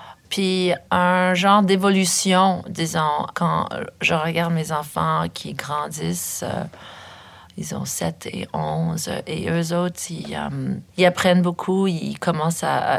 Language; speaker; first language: French; early bilingual, other home language; English